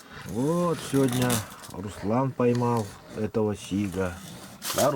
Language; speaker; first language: Russian; native; Russian